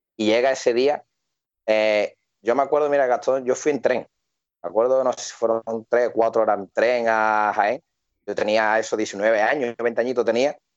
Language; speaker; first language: Spanish; native; Spanish